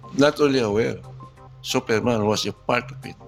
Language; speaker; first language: English; non-native, local second language; Cebuano